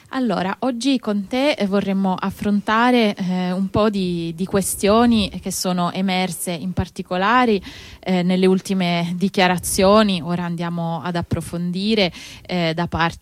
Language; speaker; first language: Italian; native; Italian